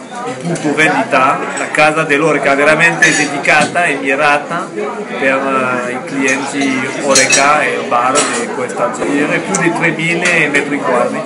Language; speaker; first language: Italian; non-native, fluent; French